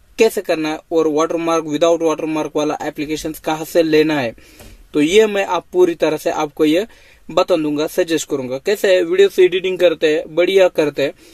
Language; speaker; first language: Hindi; non-native, local second language; Marathi